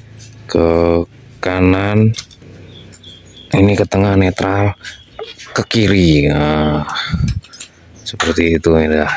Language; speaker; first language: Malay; non-native, local second language; Javanese